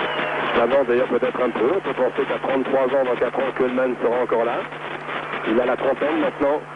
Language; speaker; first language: French; native; French